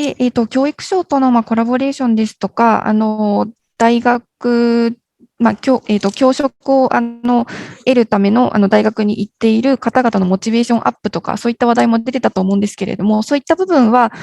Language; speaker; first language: Japanese; native; Japanese